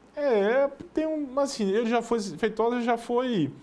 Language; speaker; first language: Portuguese; native; Portuguese